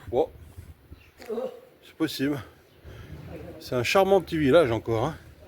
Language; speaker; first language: French; native; French